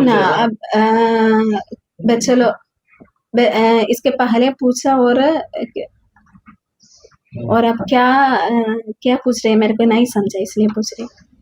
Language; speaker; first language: Hindi; non-native, local second language; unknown